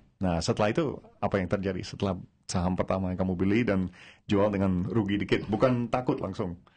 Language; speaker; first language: Indonesian; non-native, fluent; Dutch